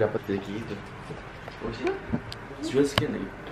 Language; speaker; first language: Indonesian; native; Indonesian